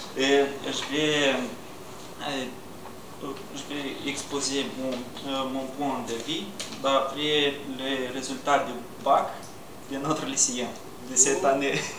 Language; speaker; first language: French; non-native, learner; Romanian